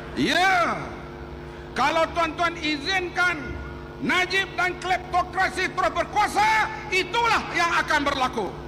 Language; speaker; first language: Malay; native; Malay